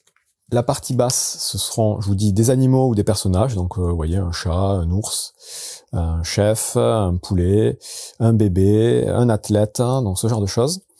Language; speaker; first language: French; native; French